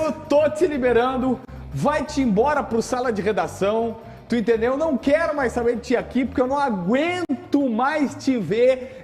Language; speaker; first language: Portuguese; native; Portuguese